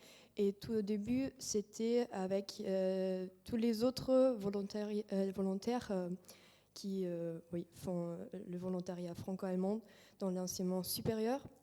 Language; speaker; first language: French; non-native, fluent; German